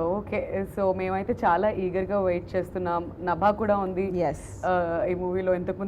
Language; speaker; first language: Telugu; native; Telugu